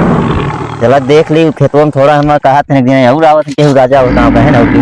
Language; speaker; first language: Hindi; non-native, local second language; Awadhi